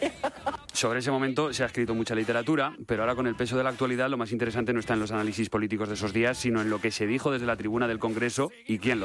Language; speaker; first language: Spanish; native; Spanish